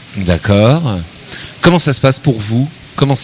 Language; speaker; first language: French; native; French